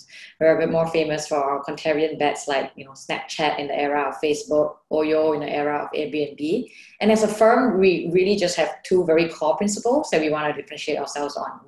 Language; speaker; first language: English; non-native, fluent; Thai